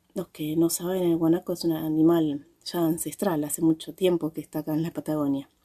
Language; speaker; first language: Spanish; native; Spanish